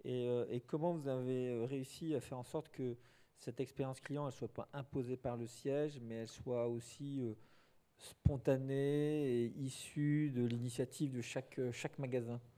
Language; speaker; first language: French; native; French